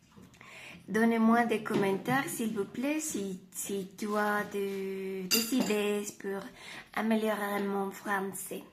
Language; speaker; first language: French; non-native, learner; Spanish